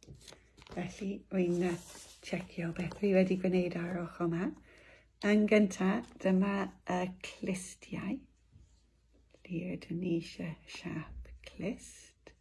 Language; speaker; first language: Welsh; non-native, local second language; English